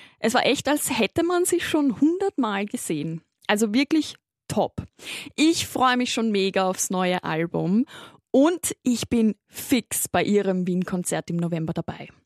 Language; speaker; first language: German; native; German